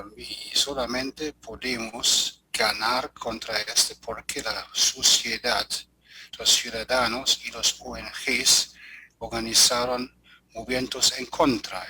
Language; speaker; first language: Spanish; non-native, fluent; German